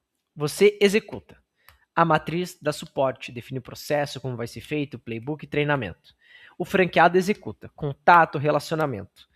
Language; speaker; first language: Portuguese; native; Portuguese